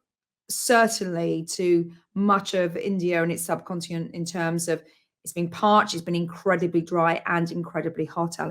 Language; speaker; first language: English; native; English